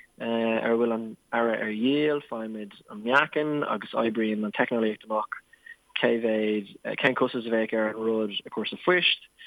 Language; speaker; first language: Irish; non-native, local second language; English